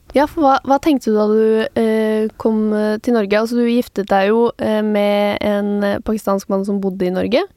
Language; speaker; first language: Norwegian; native; Norwegian